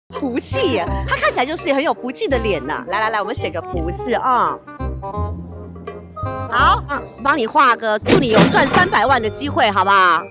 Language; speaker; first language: Chinese; native; Chinese